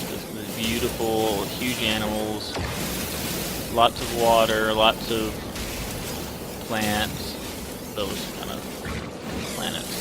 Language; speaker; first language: English; native; English